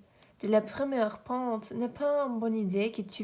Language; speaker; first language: French; non-native, learner; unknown